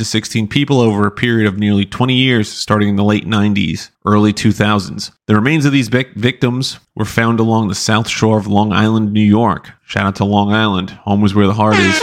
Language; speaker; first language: English; native; English